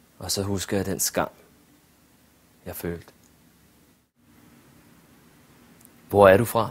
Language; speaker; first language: Danish; early bilingual, other home language; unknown